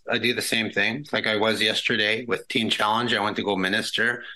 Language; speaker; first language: English; non-native, fluent; Cree